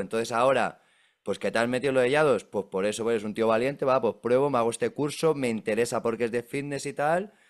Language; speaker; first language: Spanish; native; Spanish